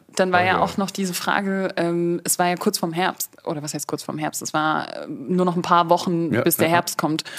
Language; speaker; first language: German; native; German